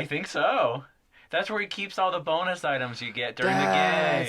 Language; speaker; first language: English; native; English